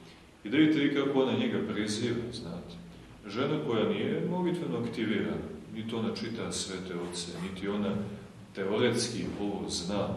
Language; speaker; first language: Serbian; native; Serbian